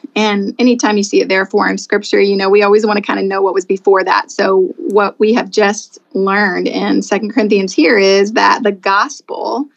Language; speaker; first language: English; native; English